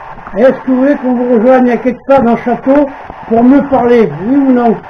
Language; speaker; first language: French; native; French